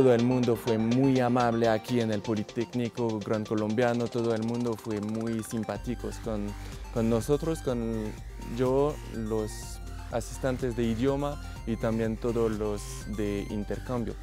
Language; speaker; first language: Spanish; non-native, learner; French